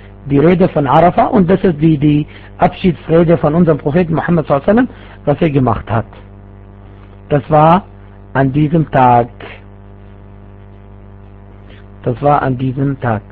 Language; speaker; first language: German; non-native, fluent; Arabic